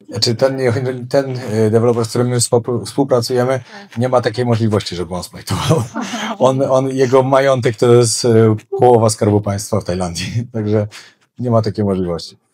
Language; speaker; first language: Polish; native; Polish